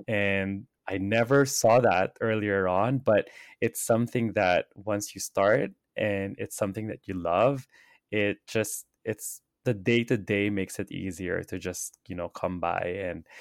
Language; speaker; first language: English; non-native, local second language; Filipino